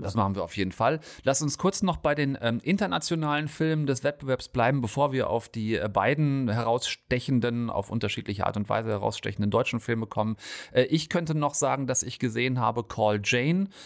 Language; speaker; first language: German; native; German